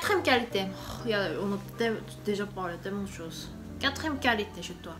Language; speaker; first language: French; non-native, fluent; Korean